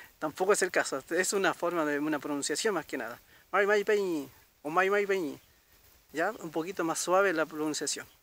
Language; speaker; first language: Spanish; native; Spanish